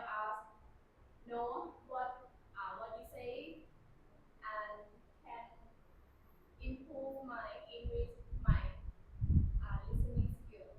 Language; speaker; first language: English; non-native, learner; Lao